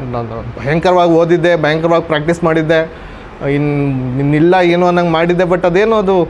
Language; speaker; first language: Kannada; native; Kannada